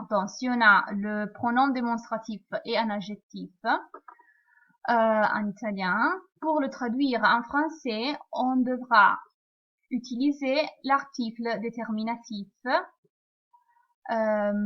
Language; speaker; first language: French; non-native, fluent; Italian